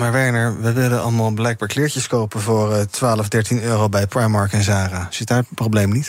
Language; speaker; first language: Dutch; native; Dutch